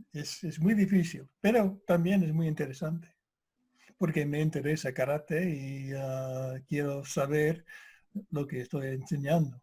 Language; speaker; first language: Spanish; non-native, fluent; English